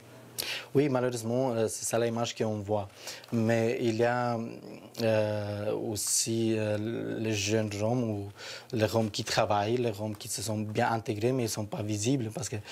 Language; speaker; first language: French; non-native, fluent; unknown